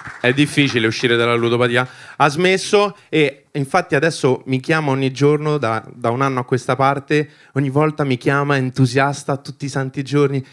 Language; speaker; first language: Italian; early bilingual, other home language; Albanian